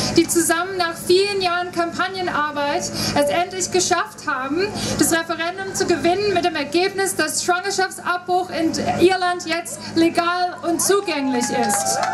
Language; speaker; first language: German; native; German